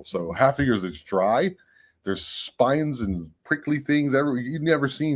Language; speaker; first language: English; native; English